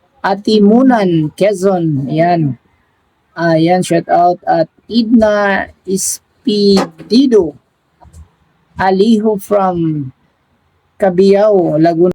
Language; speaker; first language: Filipino; non-native, local second language; Cebuano